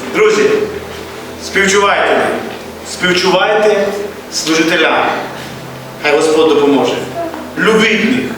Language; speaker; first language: Ukrainian; native; Ukrainian